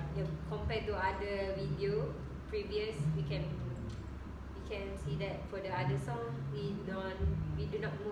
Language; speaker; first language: English; non-native, local second language; Malay